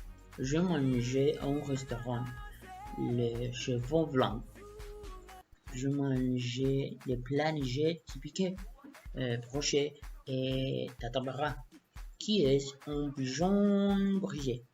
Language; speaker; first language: French; non-native, learner; Spanish